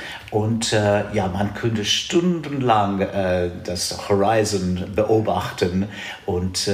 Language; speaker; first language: German; non-native, fluent; English